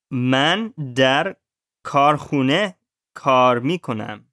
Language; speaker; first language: Persian; non-native, learner; English